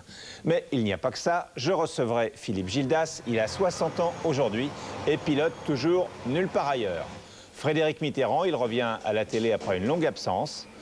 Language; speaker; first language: French; native; French